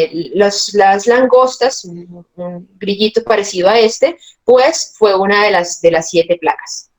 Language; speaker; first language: Spanish; native; Spanish